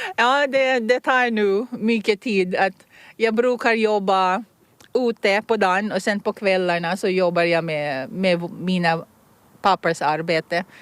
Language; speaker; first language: Swedish; non-native, fluent; Filipino